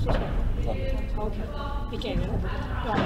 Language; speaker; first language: Swedish; native; Swedish